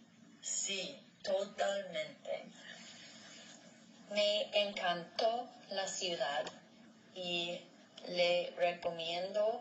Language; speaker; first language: Spanish; non-native, learner; English